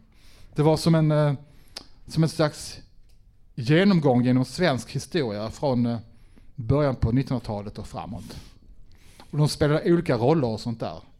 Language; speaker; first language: Swedish; native; Swedish